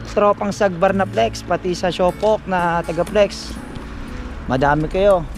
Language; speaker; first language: Filipino; native; Filipino